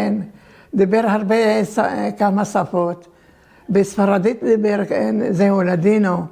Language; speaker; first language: Hebrew; early bilingual, other home language; Turkish